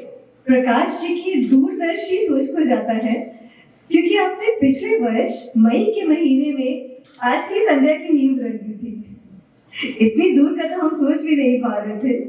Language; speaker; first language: Hindi; native; Hindi